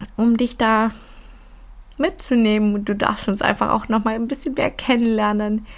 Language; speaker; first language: German; early bilingual, other home language; Filipino